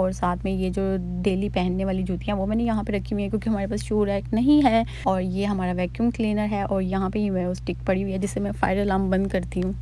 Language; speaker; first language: Hindi; non-native, local second language; Punjabi